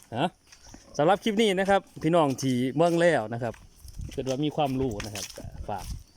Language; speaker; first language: Thai; native; Thai